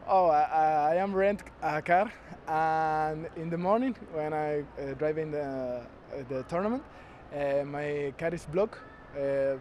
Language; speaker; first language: English; non-native, learner; Spanish